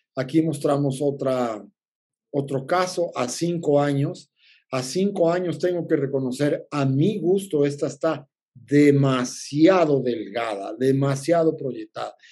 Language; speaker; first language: Spanish; native; Spanish